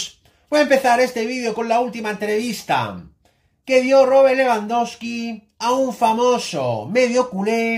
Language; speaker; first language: Spanish; native; Spanish